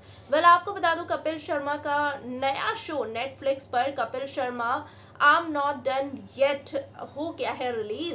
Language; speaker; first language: Hindi; native; Hindi